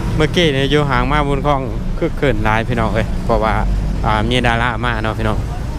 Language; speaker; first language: Thai; native; Thai